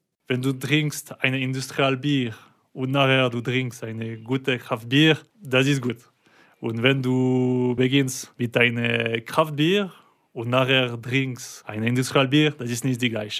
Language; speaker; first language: German; non-native, local second language; French